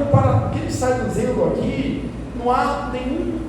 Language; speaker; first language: Portuguese; native; Portuguese